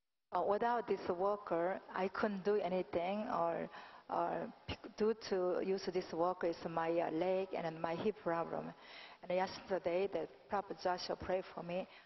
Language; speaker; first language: English; non-native, fluent; Korean